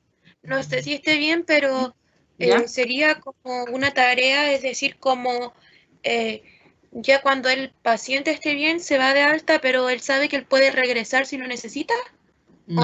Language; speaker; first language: Spanish; native; Spanish